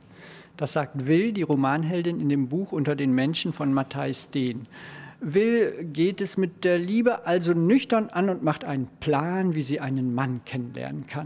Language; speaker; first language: German; native; German